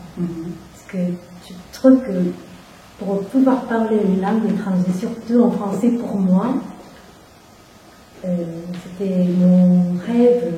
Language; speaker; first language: French; non-native, fluent; Korean